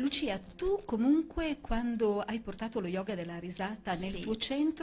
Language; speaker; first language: Italian; native; Italian